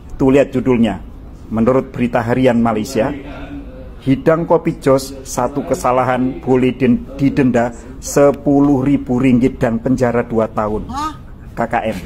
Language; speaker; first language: Indonesian; native; Indonesian